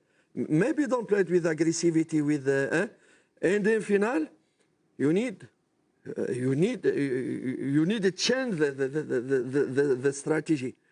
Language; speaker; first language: English; non-native, learner; French